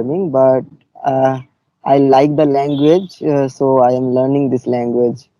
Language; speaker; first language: English; non-native, fluent; Bangla